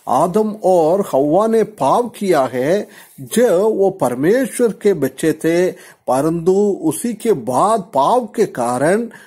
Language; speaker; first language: Hindi; non-native, local second language; Malayalam